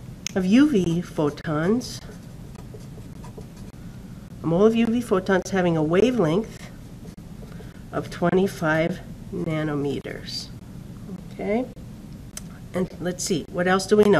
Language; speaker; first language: English; native; English